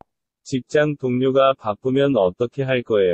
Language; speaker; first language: Korean; non-native, learner; Bangla